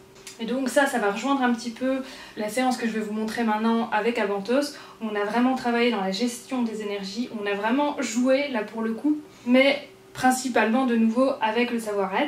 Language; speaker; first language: French; native; French